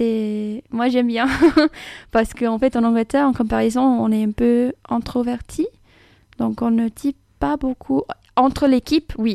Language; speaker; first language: French; non-native, fluent; English